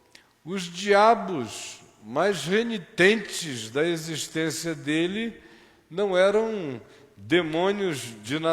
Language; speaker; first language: Portuguese; native; Portuguese